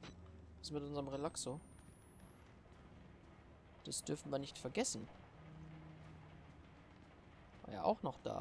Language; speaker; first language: German; native; German